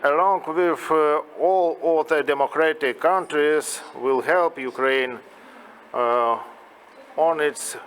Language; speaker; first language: English; non-native, fluent; Lithuanian